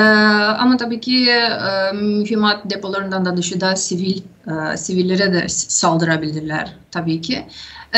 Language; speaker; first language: Turkish; non-native, fluent; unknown